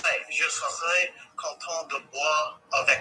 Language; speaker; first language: French; non-native, learner; English